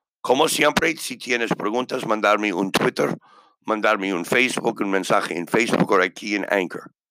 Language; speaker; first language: Spanish; non-native, learner; English